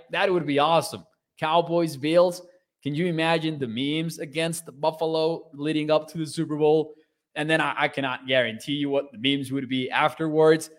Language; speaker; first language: English; non-native, fluent; Spanish